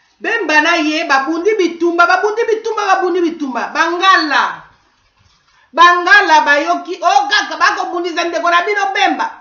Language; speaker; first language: Lingala; non-native, local second language; Kongo